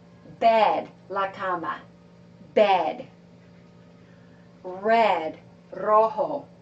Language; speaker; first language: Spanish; non-native, fluent; English